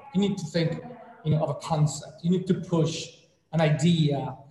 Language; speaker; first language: English; non-native, fluent; Spanish